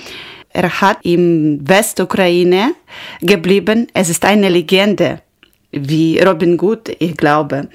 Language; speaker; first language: German; non-native, learner; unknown